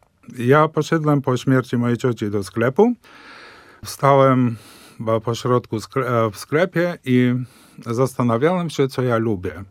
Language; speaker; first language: Polish; non-native, fluent; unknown